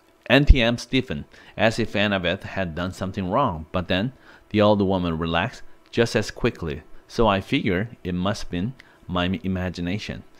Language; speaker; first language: English; non-native, fluent; Korean